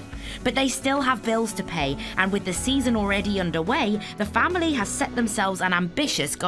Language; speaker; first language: English; native; English